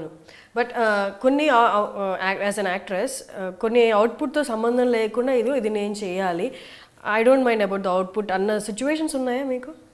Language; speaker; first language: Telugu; native; Telugu